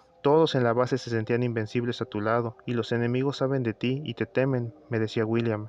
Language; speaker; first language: Spanish; native; Spanish